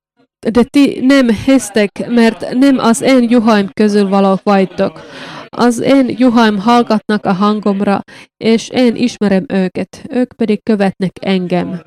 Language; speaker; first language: Hungarian; non-native, learner; Finnish